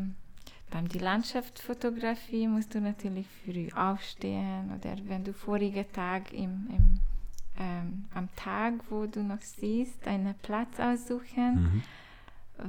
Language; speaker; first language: German; non-native, learner; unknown